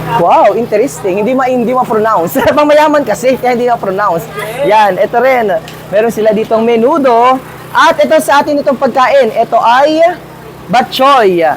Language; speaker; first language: Filipino; native; Filipino